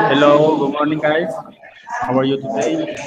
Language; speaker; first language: English; non-native, fluent; Spanish